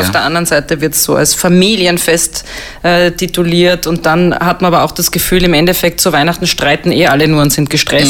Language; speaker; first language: German; native; German